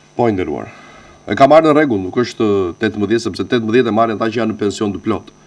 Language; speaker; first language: Albanian; native; Albanian